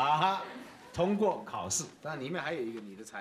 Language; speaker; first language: Chinese; native; Chinese